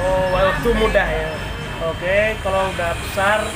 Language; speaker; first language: Indonesian; non-native, fluent; Somali